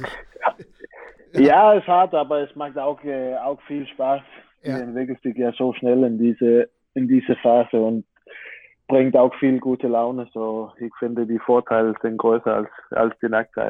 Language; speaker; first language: German; non-native, fluent; Danish